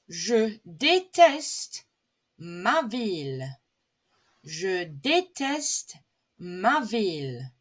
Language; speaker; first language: French; non-native, fluent; English